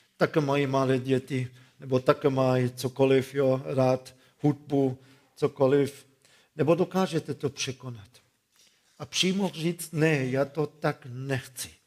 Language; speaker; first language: Czech; non-native, fluent; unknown